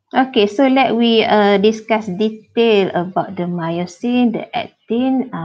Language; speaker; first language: English; non-native, local second language; Malay